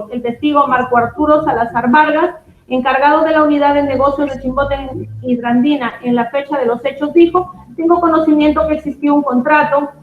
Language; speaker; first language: Spanish; native; Spanish